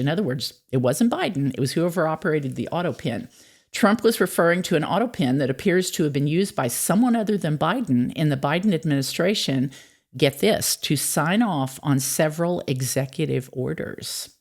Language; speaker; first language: English; native; English